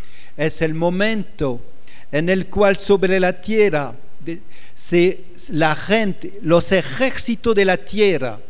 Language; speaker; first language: Spanish; non-native, fluent; French